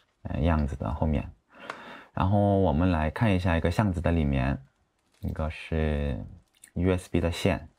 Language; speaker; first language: Chinese; non-native, fluent; Korean